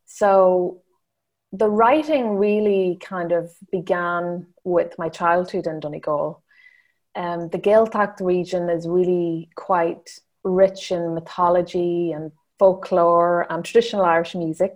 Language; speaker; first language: English; native; English